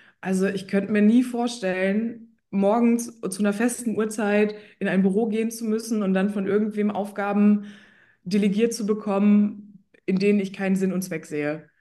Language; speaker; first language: German; early bilingual, other home language; Polish